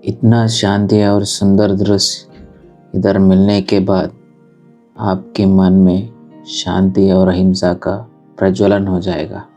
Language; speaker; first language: Hindi; non-native, local second language; Telugu